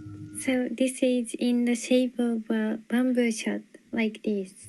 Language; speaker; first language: English; non-native, learner; Japanese